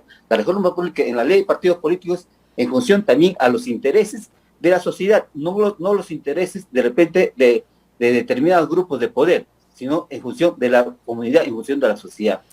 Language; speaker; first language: Spanish; native; Spanish